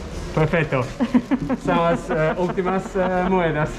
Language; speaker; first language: Portuguese; non-native, learner; English